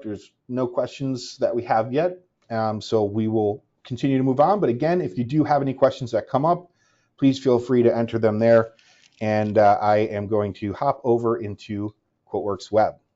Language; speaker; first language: English; native; English